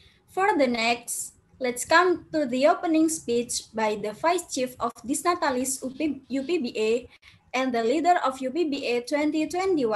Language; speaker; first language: English; non-native, learner; Indonesian